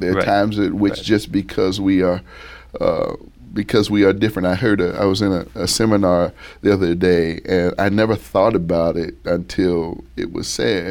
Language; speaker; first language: English; native; English